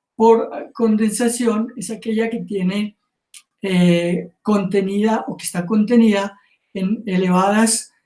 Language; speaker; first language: Spanish; native; Spanish